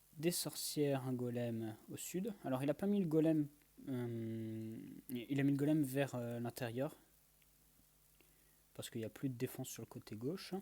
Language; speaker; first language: French; native; French